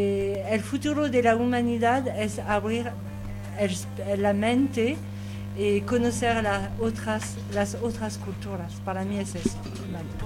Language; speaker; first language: Spanish; non-native, learner; French